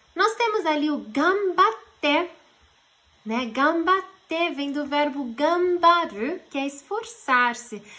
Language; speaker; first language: Portuguese; early bilingual, heritage; Japanese